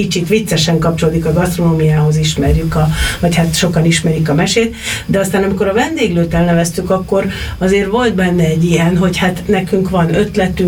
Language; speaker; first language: Hungarian; native; Hungarian